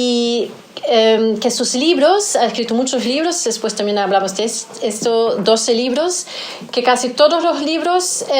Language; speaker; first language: Spanish; non-native, fluent; German